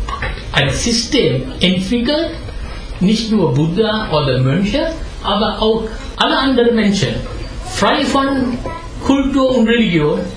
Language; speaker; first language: German; non-native, fluent; Sinhala